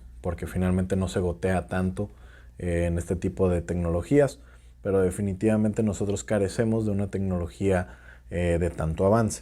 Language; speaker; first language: Spanish; native; Spanish